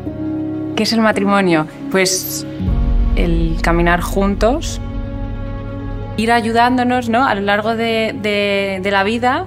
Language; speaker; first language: Spanish; native; Spanish